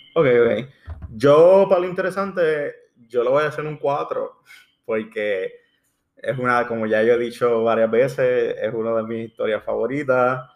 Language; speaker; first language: Spanish; early bilingual, heritage; Spanish